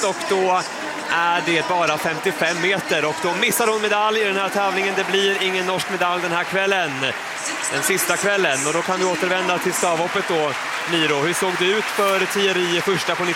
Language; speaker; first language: Swedish; native; Swedish